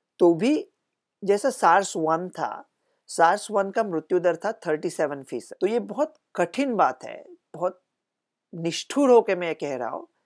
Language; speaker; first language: Hindi; non-native, local second language; Marathi